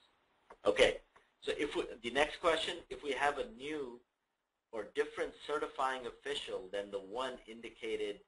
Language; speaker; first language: English; native; English